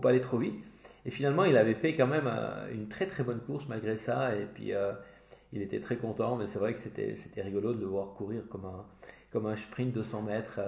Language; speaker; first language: French; native; French